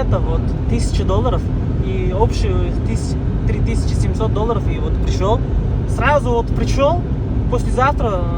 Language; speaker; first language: Russian; non-native, learner; Uzbek